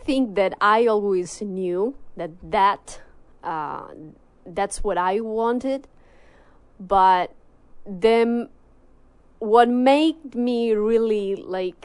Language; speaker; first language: English; non-native, fluent; Italian